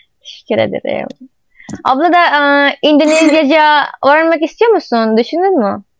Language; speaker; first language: Turkish; non-native, learner; Indonesian